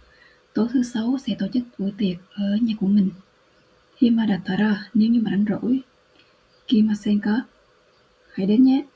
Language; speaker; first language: Japanese; non-native, learner; Vietnamese